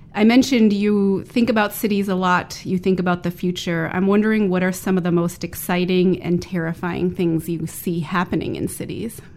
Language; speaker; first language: English; native; English